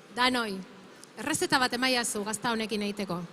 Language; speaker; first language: Basque; native; Basque